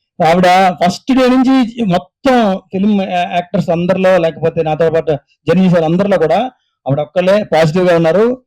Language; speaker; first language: Telugu; native; Telugu